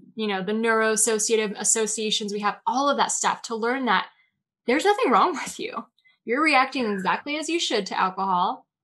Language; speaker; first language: English; native; English